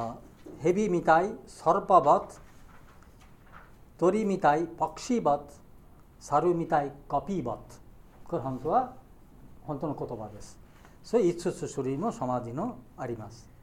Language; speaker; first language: Japanese; non-native, learner; Bangla